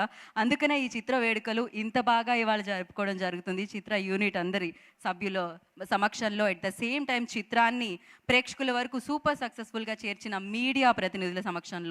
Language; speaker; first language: Telugu; native; Telugu